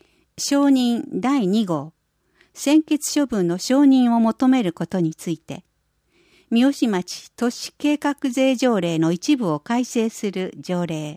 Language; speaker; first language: Japanese; native; Japanese